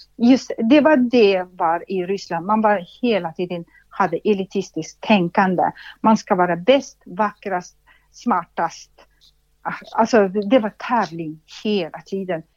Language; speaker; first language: Swedish; non-native, fluent; Russian